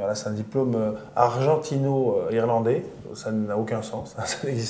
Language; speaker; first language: French; native; French